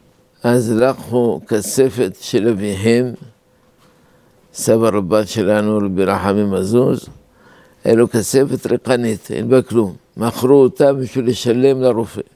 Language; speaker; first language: Hebrew; non-native, fluent; Arabic